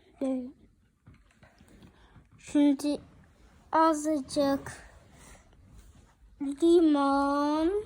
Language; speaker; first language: Turkish; early bilingual, heritage; Turkish